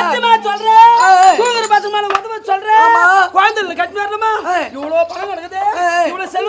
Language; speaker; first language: Tamil; native; Tamil